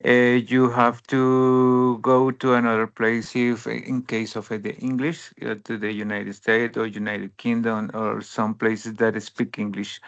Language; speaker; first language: English; non-native, learner; Spanish